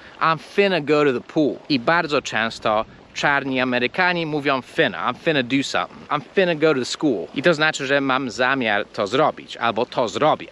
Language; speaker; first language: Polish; non-native, fluent; English